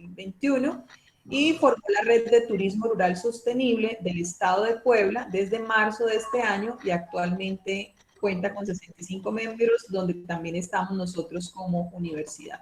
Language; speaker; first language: Spanish; native; Spanish